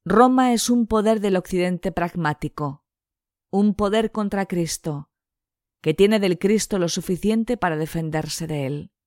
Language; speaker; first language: Spanish; non-native, local second language; Basque